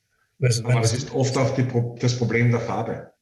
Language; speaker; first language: German; native; German